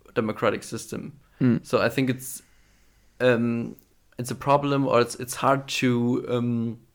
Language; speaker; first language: English; non-native, fluent; German